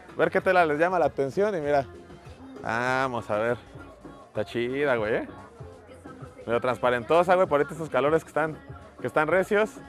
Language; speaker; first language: Spanish; native; Spanish